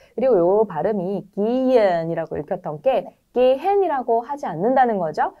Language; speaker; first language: Korean; native; Korean